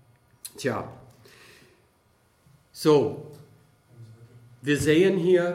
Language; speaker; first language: German; non-native, fluent; English